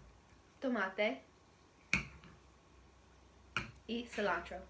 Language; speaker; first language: Spanish; non-native, learner; English